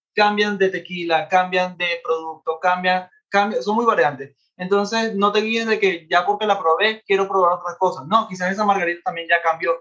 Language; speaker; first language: Spanish; native; Spanish